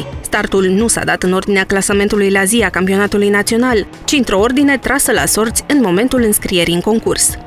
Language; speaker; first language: Romanian; native; Romanian